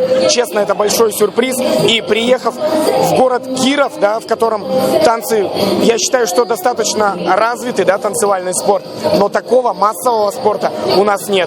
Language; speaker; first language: Russian; native; Russian